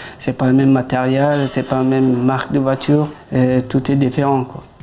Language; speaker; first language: French; non-native, learner; Persian